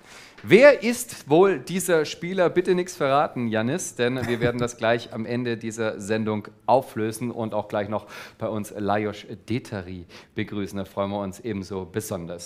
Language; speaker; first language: German; native; German